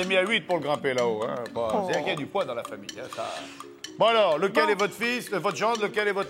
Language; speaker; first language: French; native; French